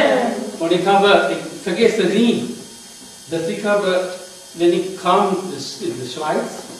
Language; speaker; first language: German; non-native, learner; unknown